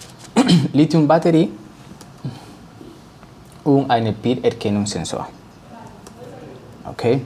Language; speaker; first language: German; non-native, learner; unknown